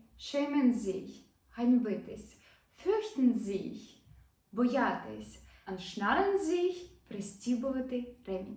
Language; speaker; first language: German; non-native, fluent; Ukrainian